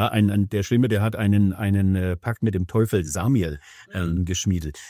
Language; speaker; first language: German; native; German